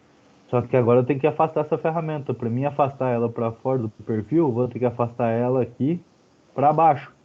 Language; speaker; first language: Portuguese; native; Portuguese